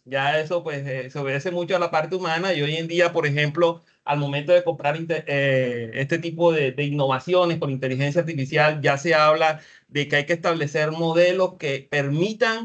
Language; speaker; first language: Spanish; native; Spanish